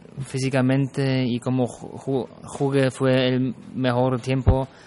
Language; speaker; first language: Spanish; non-native, fluent; German